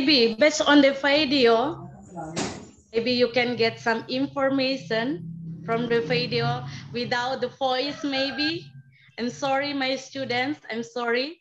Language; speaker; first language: English; non-native, learner; Indonesian